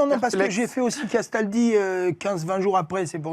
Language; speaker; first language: French; native; French